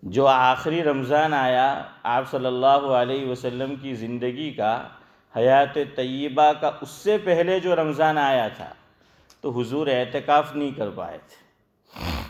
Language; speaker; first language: Hindi; non-native, local second language; Gujarati